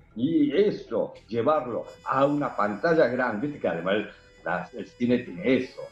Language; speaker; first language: Spanish; early bilingual, other home language; Korean